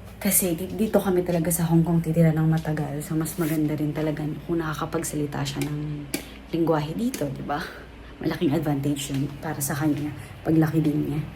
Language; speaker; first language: Filipino; native; Filipino